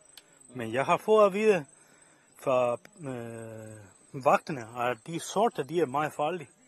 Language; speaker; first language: Danish; non-native, fluent; Spanish